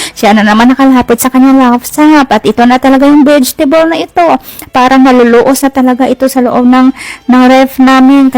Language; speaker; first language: Filipino; non-native, local second language; Cebuano